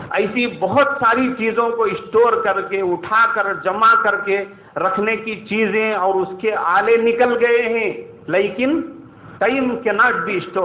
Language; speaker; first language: Urdu; native; Urdu